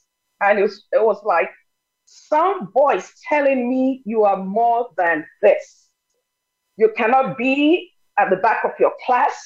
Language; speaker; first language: English; non-native, local second language; Yoruba